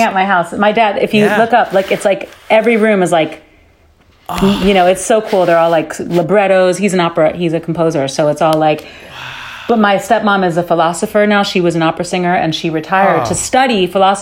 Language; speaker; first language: English; early bilingual, other home language; Dutch